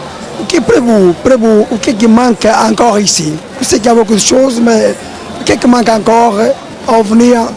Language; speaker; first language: French; non-native, learner; Portuguese